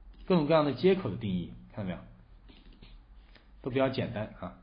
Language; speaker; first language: Chinese; native; Chinese